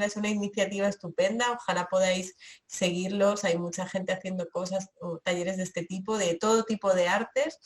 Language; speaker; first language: Spanish; native; Spanish